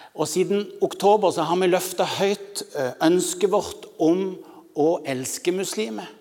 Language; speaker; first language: Norwegian; native; Norwegian